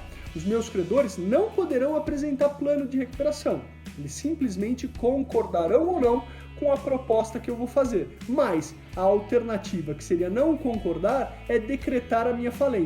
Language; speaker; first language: Portuguese; native; Portuguese